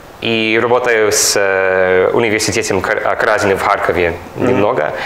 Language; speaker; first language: Russian; non-native, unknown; English